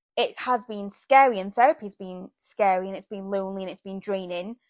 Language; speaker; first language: English; early bilingual, other home language; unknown